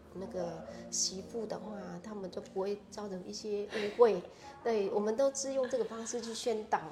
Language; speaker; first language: Chinese; non-native, fluent; Vietnamese